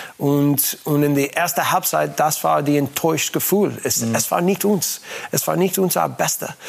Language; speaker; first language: German; non-native, learner; English